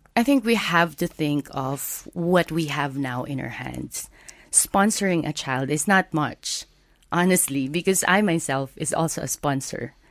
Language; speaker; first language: English; non-native, local second language; Filipino